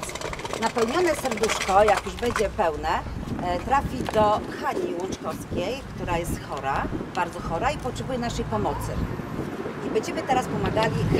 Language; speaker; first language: Polish; native; Polish